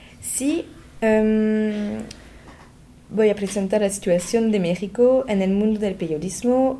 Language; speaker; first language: Spanish; non-native, learner; French